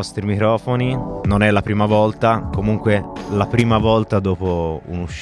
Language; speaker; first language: Italian; native; Italian